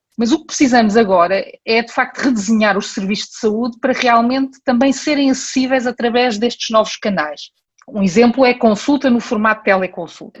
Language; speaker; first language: Portuguese; early bilingual, heritage; Portuguese